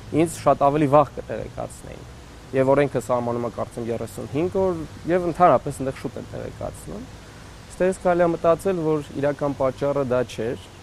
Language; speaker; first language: Armenian; native; Armenian